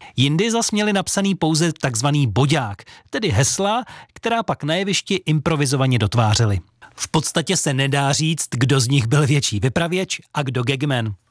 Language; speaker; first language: Czech; native; Czech